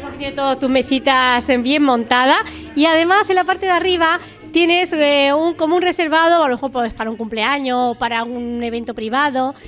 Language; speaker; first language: Spanish; native; Spanish